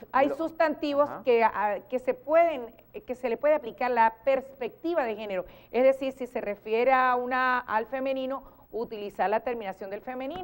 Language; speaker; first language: Spanish; native; Spanish